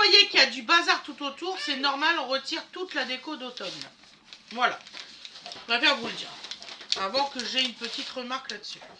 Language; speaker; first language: French; native; French